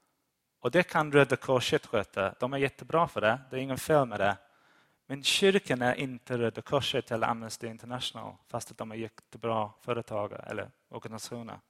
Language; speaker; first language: Swedish; non-native, fluent; English